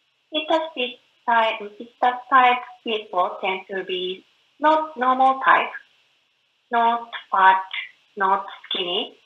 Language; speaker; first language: English; non-native, learner; Japanese